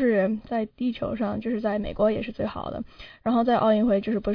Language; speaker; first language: Chinese; early bilingual, heritage; Chinese